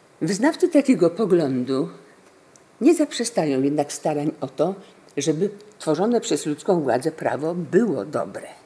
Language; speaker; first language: Polish; native; Polish